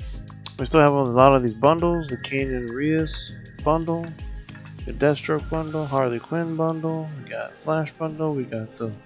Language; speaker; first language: English; native; English